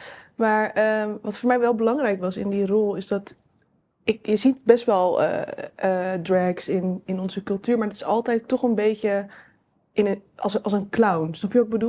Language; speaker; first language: Dutch; native; Dutch